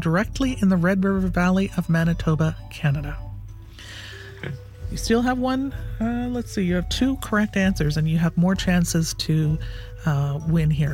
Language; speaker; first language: English; native; English